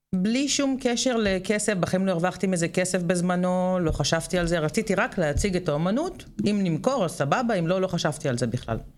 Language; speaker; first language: Hebrew; native; Hebrew